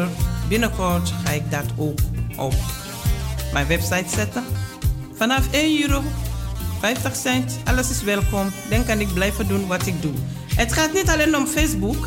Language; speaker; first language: Dutch; non-native, fluent; Mandingo